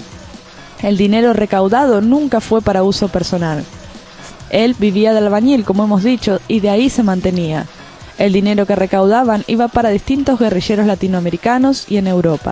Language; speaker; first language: Spanish; native; Spanish